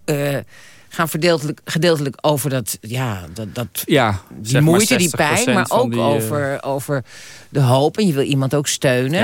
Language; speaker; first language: Dutch; native; Dutch